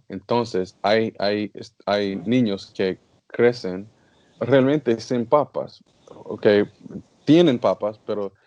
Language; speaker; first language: Spanish; non-native, learner; English